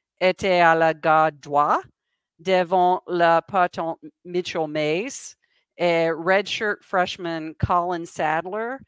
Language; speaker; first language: French; non-native, learner; English